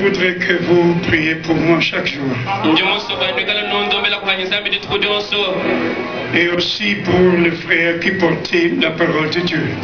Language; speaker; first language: French; non-native, learner; German